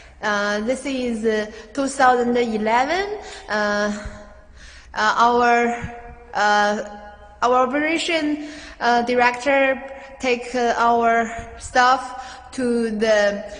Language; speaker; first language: English; non-native, learner; Chinese